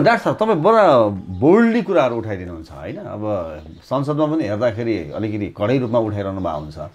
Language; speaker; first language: Nepali; native; Nepali